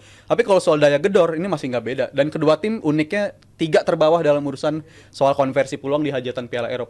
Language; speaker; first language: Indonesian; native; Indonesian